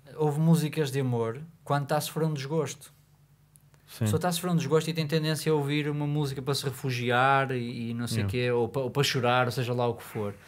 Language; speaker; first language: Portuguese; native; Portuguese